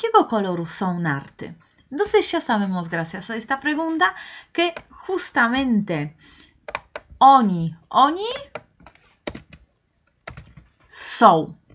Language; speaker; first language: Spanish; non-native, fluent; Polish